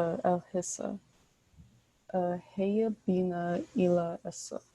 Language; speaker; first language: Arabic; non-native, learner; English